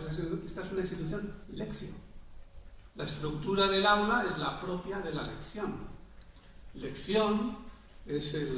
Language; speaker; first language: Spanish; native; Spanish